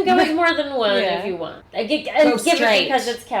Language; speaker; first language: English; native; English